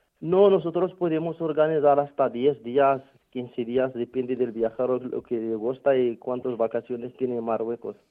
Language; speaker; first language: Spanish; non-native, fluent; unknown